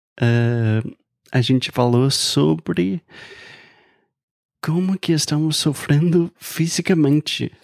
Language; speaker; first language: Portuguese; non-native, fluent; English